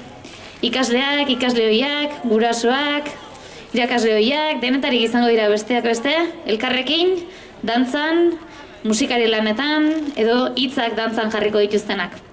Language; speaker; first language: Basque; native; Basque